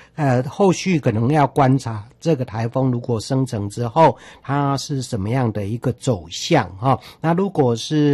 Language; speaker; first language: Chinese; native; Chinese